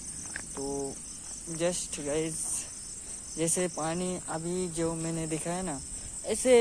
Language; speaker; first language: Hindi; non-native, local second language; Bangla